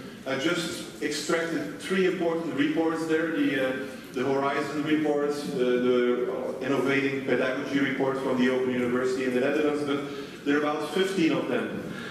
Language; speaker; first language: English; non-native, fluent; Dutch